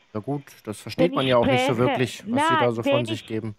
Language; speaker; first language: German; native; German